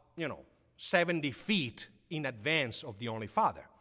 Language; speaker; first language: English; non-native, fluent; Italian